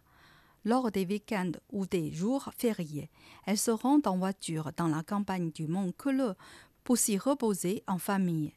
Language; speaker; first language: French; non-native, fluent; Chinese